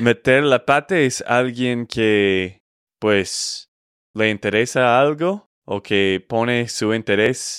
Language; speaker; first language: Spanish; non-native, fluent; English